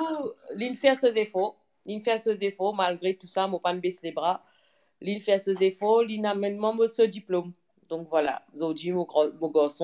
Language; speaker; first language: French; non-native, local second language; Morisyen